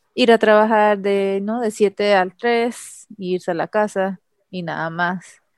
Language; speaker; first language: Spanish; early bilingual, heritage; Spanish